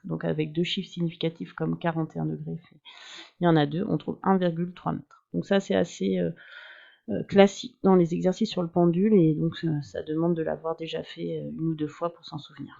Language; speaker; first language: French; native; French